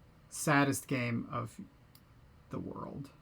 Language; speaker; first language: English; native; English